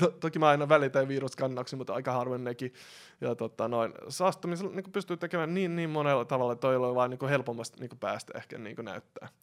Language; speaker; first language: Finnish; early bilingual, other home language; Russian